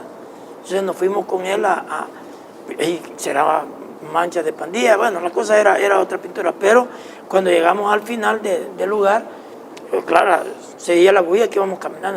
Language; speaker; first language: Spanish; native; Spanish